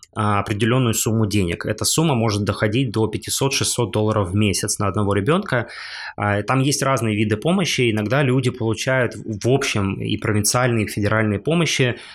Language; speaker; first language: Russian; native; Russian